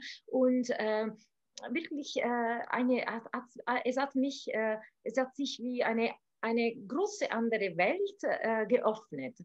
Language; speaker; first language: German; non-native, fluent; Italian